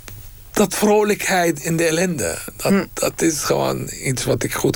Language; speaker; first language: Dutch; non-native, fluent; Arabic